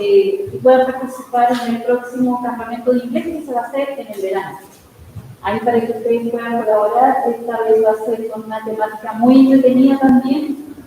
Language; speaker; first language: Spanish; native; Spanish